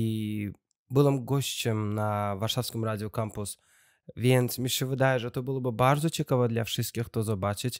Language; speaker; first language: Polish; non-native, learner; Russian